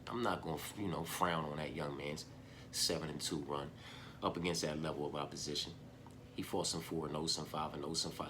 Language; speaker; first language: English; native; English